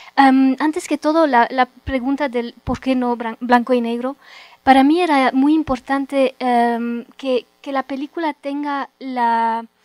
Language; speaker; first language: Spanish; non-native, fluent; Romanian